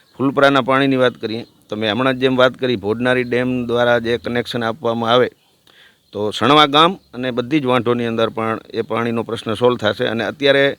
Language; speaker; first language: Gujarati; native; Gujarati